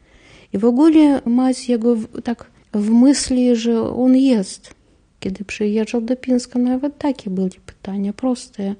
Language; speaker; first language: Polish; non-native, learner; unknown